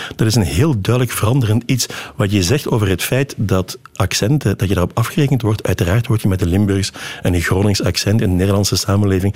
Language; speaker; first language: Dutch; native; Dutch